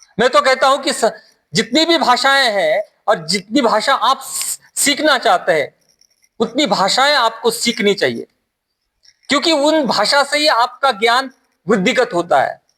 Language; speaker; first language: Hindi; non-native, local second language; Marathi